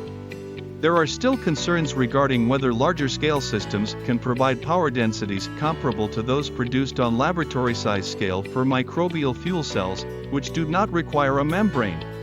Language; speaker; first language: English; non-native, fluent; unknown